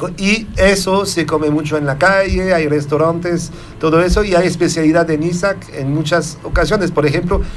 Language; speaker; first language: Spanish; non-native, fluent; French